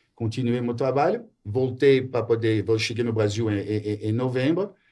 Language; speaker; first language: Portuguese; non-native, fluent; French